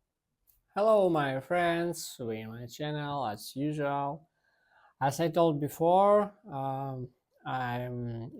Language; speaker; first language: English; non-native, learner; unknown